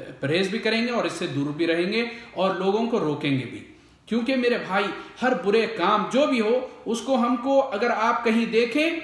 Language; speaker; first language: Urdu; native; Urdu